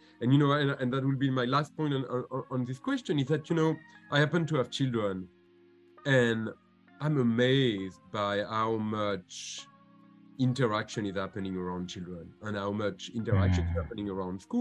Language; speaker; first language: English; non-native, fluent; French